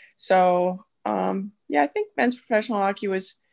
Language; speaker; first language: English; native; English